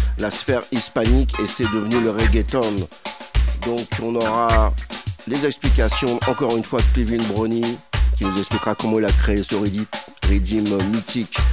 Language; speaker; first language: French; native; French